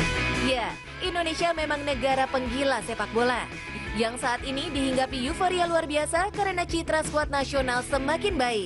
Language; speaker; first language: Indonesian; native; Indonesian